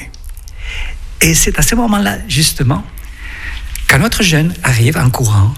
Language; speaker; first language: French; non-native, fluent; Spanish